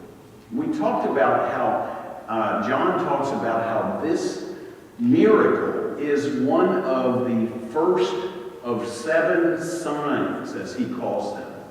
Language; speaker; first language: English; native; English